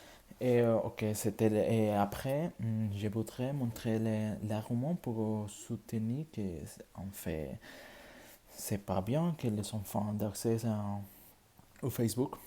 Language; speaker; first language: French; non-native, learner; Spanish